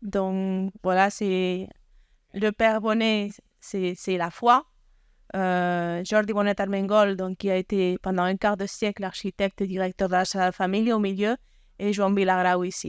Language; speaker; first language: French; native; French